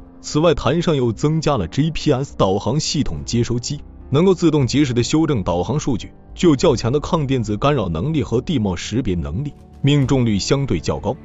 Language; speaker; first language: Chinese; native; Chinese